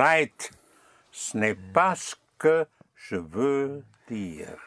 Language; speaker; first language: French; non-native, fluent; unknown